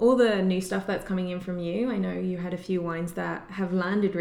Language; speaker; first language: English; native; English